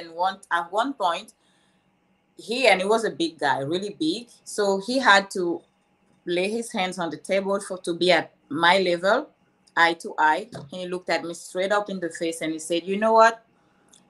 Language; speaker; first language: English; non-native, local second language; French